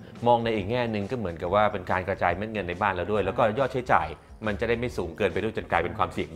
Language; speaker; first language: Thai; native; Thai